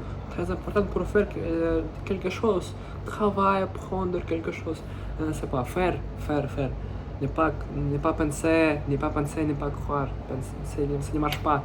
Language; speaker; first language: French; non-native, learner; Russian